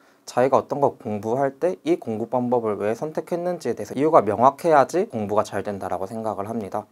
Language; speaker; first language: Korean; native; Korean